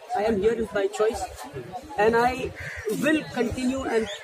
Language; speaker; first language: English; non-native, local second language; Urdu